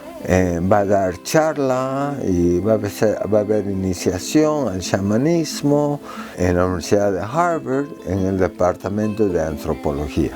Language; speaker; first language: Spanish; early bilingual, heritage; Spanish